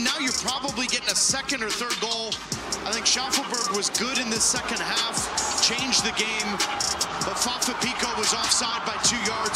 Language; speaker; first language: English; native; English